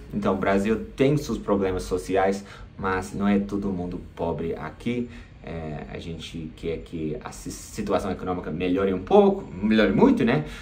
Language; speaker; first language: Portuguese; non-native, fluent; English